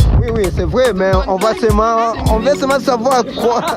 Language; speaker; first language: French; non-native, fluent; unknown